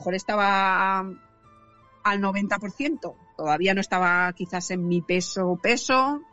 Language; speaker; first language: Spanish; native; Spanish